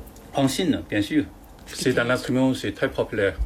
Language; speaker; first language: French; non-native, learner; Chinese